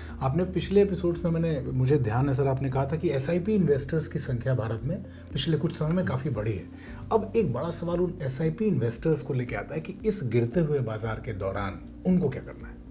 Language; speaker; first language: Hindi; native; Hindi